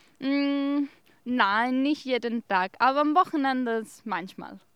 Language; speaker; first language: German; non-native, fluent; Spanish